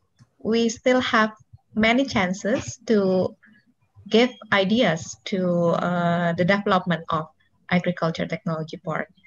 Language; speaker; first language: English; non-native, local second language; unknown